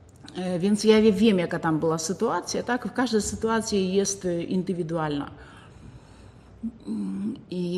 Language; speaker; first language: Polish; non-native, fluent; Ukrainian